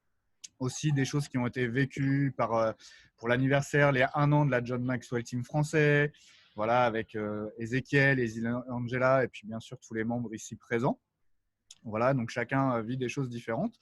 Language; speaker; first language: French; native; French